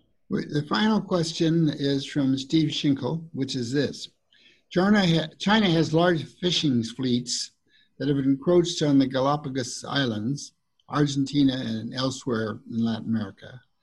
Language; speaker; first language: English; native; English